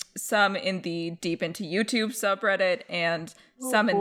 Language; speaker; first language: English; native; English